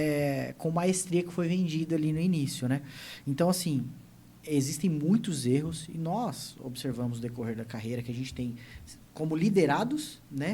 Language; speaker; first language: Portuguese; native; Portuguese